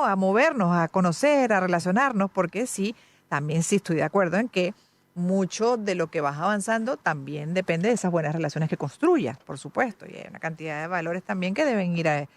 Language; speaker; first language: Spanish; native; Spanish